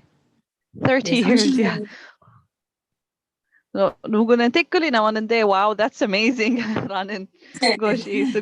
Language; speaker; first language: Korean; non-native, learner; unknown